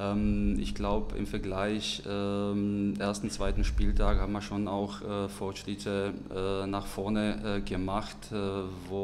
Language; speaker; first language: German; non-native, fluent; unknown